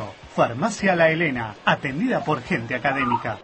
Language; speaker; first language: Spanish; native; Spanish